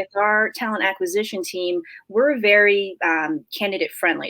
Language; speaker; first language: English; native; English